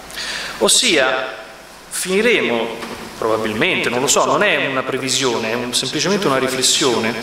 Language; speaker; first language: Italian; native; Italian